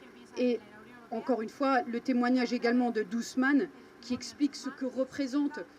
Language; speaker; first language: French; native; French